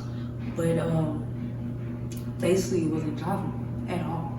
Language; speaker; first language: English; native; English